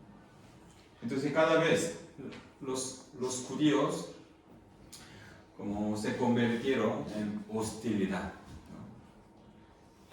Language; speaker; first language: Spanish; non-native, fluent; Korean